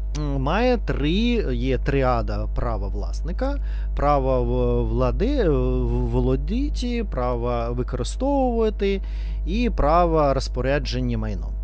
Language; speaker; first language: Ukrainian; non-native, learner; Russian